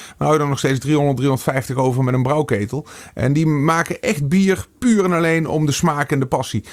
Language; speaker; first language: Dutch; native; Dutch